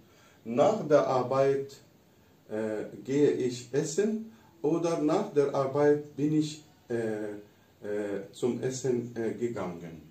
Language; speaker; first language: German; non-native, fluent; Arabic